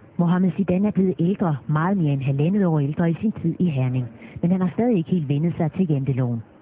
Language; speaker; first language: Danish; native; Danish